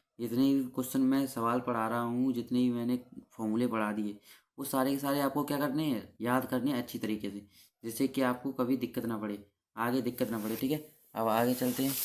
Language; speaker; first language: Hindi; native; Hindi